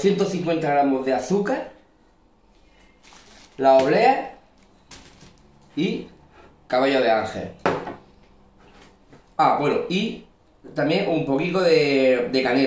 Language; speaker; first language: Spanish; native; Spanish